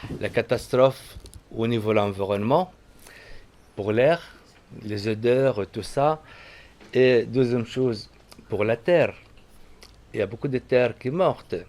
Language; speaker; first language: French; non-native, fluent; Arabic